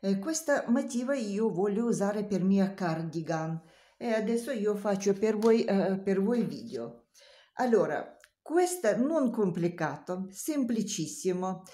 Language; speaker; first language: Italian; non-native, learner; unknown